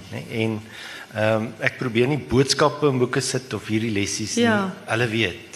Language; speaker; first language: Afrikaans; native; Afrikaans